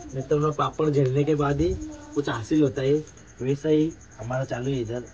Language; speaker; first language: Hindi; non-native, local second language; Marathi